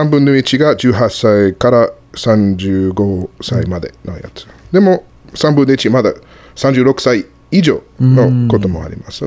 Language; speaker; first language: Japanese; non-native, fluent; English